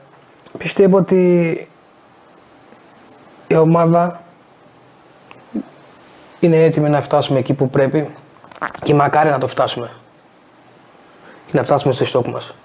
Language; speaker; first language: Greek; non-native, fluent; Portuguese